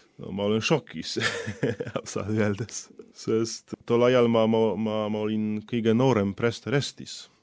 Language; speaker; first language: Estonian; non-native, fluent; Polish